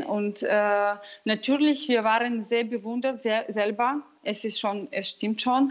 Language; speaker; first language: German; non-native, fluent; Russian